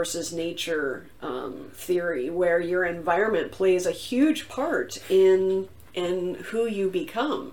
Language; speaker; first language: English; native; English